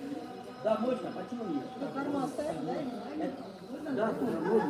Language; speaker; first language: Russian; non-native, learner; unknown